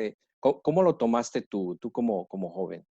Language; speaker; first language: Spanish; native; Spanish